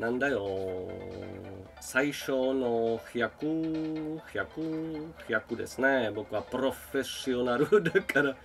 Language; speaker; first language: Japanese; non-native, learner; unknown